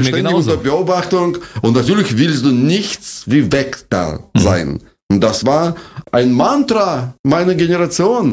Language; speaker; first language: German; non-native, fluent; Russian